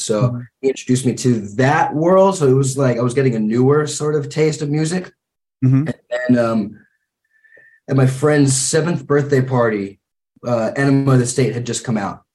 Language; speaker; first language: English; native; English